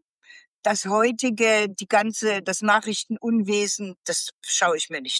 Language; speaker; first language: German; native; German